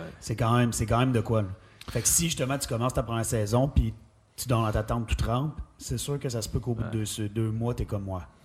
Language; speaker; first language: French; native; French